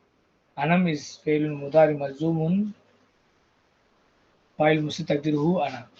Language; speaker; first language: Arabic; non-native, fluent; Tamil